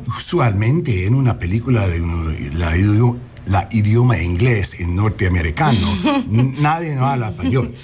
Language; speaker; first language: Spanish; non-native, learner; English